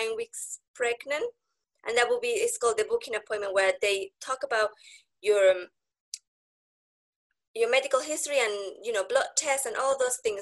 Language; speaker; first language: English; non-native, fluent; Spanish